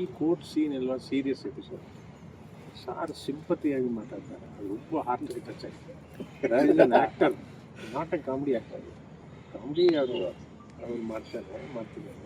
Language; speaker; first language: Kannada; non-native, learner; Telugu